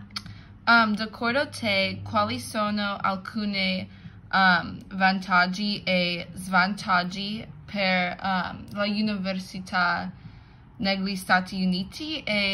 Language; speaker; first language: Italian; non-native, learner; English